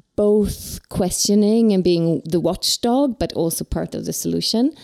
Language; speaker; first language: English; non-native, fluent; Swedish